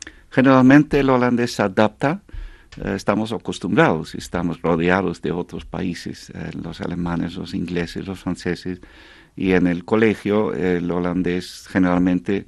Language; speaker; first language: Spanish; non-native, fluent; Dutch